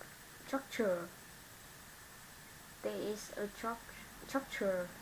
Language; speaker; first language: English; non-native, learner; Vietnamese